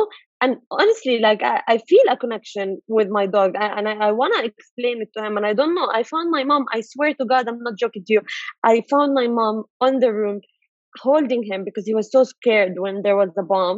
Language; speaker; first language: English; non-native, fluent; Arabic